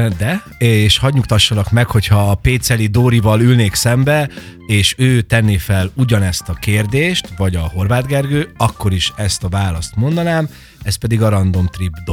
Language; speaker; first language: Hungarian; native; Hungarian